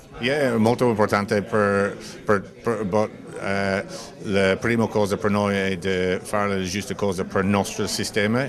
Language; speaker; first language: Italian; non-native, learner; English